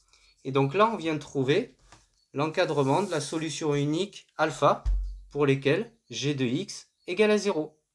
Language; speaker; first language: French; native; French